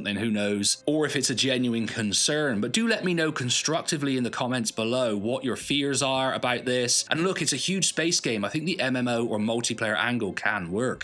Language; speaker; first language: English; native; English